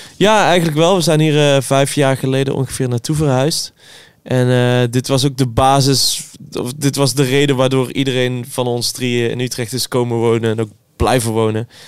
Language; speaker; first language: Dutch; native; Dutch